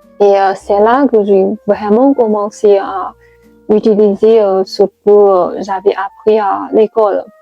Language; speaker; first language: French; non-native, fluent; Chinese